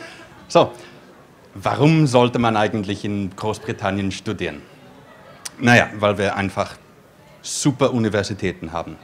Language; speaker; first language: German; non-native, fluent; English